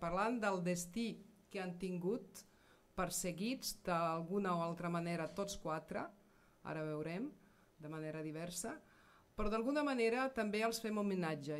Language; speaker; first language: Catalan; non-native, fluent; Serbian